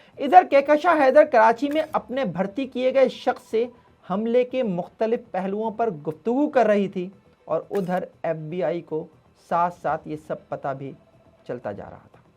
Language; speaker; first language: Urdu; native; Urdu